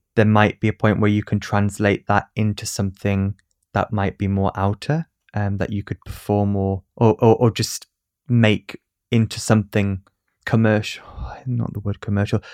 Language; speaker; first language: English; native; English